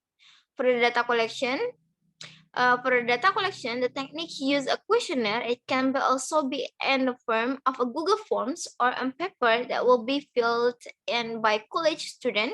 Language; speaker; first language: English; non-native, learner; Indonesian